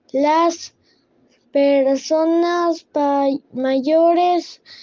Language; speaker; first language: Spanish; non-native, learner; French